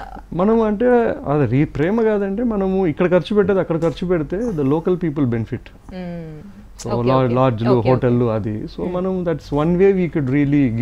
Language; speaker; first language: Telugu; native; Telugu